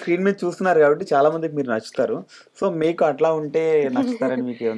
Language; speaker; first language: Telugu; native; Telugu